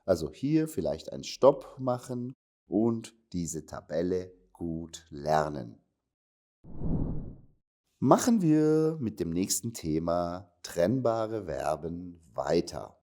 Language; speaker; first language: German; non-native, fluent; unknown